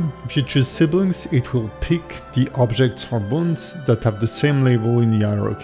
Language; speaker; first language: English; non-native, fluent; French